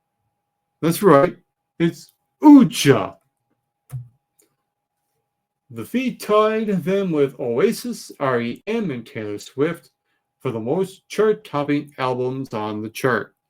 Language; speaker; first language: English; native; English